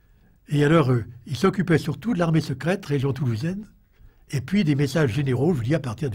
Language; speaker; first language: French; native; French